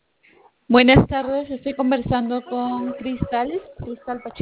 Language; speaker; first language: Spanish; native; Spanish